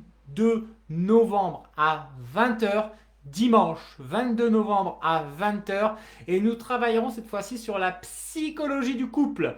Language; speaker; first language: French; native; French